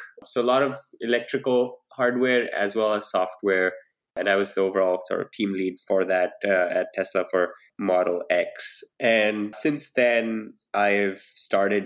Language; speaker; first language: English; non-native, local second language; Hindi